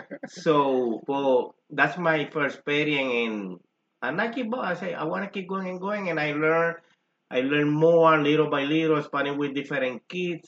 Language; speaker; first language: English; non-native, learner; Spanish